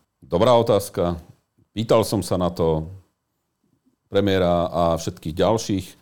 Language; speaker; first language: Slovak; native; Slovak